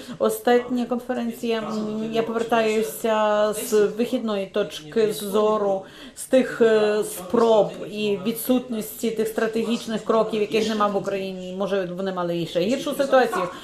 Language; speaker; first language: Ukrainian; non-native, fluent; Polish